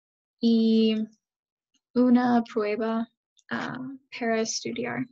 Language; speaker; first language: Spanish; non-native, learner; English